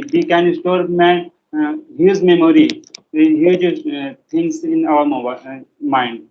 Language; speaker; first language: English; non-native, learner; Hindi